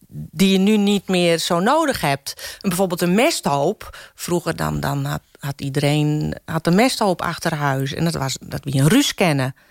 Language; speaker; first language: Dutch; non-native, local second language; Western Frisian